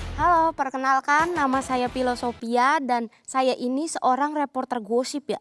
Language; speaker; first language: Indonesian; native; Indonesian